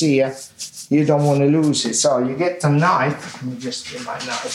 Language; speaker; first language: English; non-native, fluent; Italian